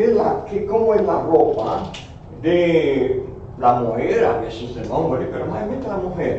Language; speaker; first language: Spanish; non-native, fluent; English